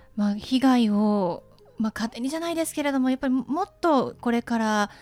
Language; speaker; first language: Japanese; native; Japanese